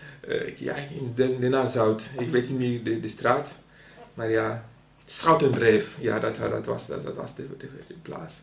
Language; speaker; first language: Dutch; non-native, local second language; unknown